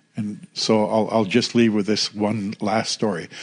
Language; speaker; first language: English; native; English